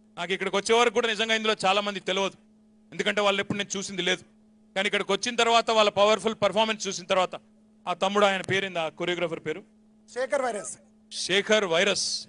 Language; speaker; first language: Telugu; native; Telugu